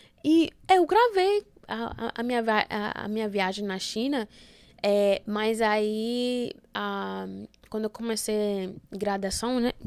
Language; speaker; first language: Portuguese; early bilingual, heritage; Portuguese